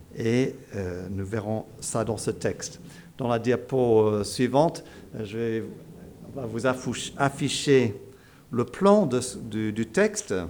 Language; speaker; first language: French; non-native, fluent; English